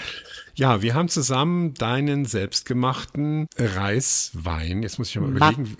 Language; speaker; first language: German; native; German